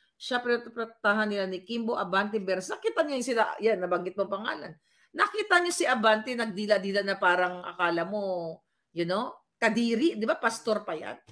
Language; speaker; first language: Filipino; non-native, local second language; Cebuano